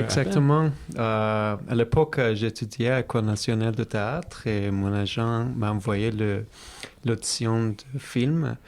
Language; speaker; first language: French; non-native, fluent; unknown